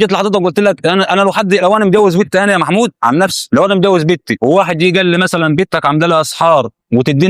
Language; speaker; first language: Arabic; native; Arabic